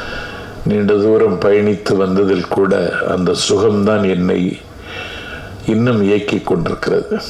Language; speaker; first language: Tamil; native; Tamil